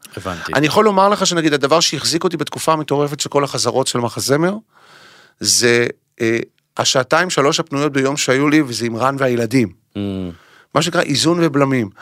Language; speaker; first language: Hebrew; native; Hebrew